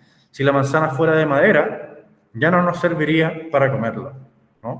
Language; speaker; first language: Spanish; native; Spanish